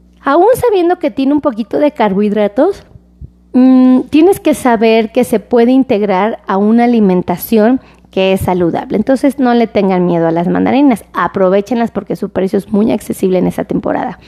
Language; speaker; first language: Spanish; native; Spanish